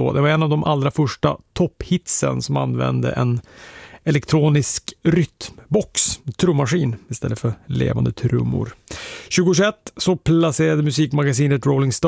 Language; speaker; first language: Swedish; native; Swedish